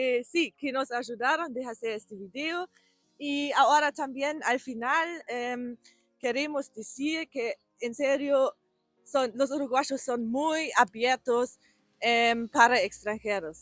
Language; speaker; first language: Spanish; non-native, learner; German